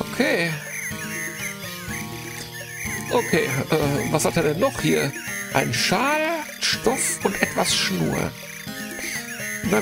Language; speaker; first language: German; native; German